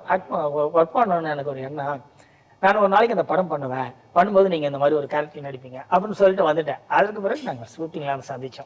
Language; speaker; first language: Tamil; native; Tamil